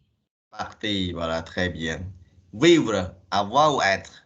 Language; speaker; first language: French; non-native, fluent; Khmer